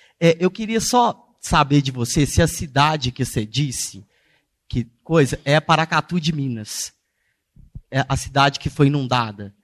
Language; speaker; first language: Portuguese; native; Portuguese